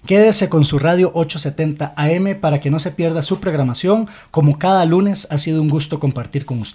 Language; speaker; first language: Spanish; native; Spanish